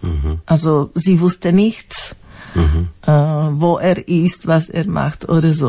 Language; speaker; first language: German; non-native, fluent; Slovak